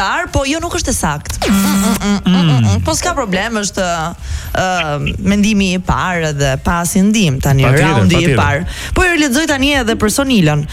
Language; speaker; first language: Albanian; native; Albanian